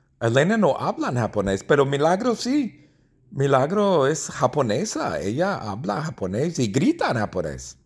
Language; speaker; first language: Spanish; non-native, fluent; English